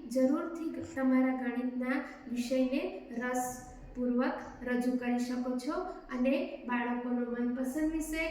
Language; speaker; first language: Gujarati; native; Gujarati